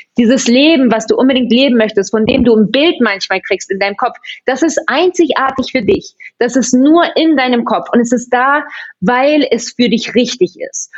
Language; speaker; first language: German; early bilingual, heritage; German